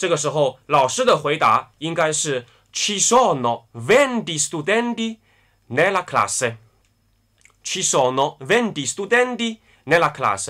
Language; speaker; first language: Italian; non-native, fluent; Chinese